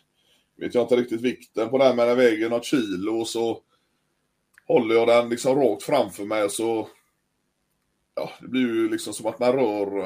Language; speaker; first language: Swedish; native; Swedish